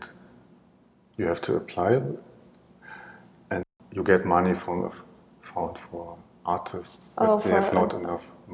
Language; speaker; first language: English; non-native, learner; German